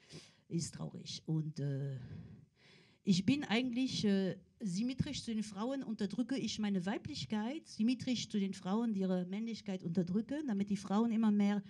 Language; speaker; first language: German; non-native, fluent; French